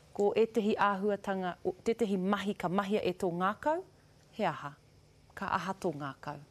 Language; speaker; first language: Māori; non-native, local second language; English